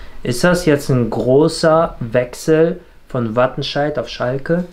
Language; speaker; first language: German; native; German